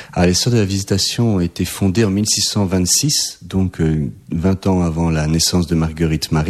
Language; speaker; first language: French; native; French